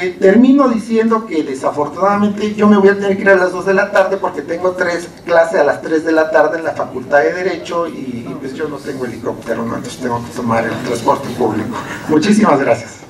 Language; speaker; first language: Spanish; native; Spanish